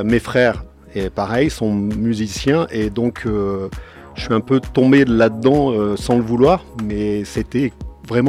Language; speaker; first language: French; native; French